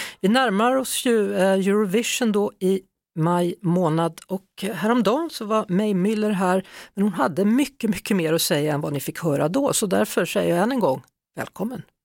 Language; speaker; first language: Swedish; native; Swedish